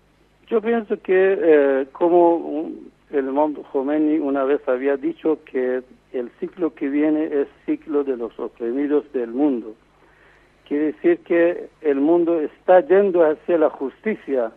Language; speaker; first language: Spanish; non-native, fluent; Persian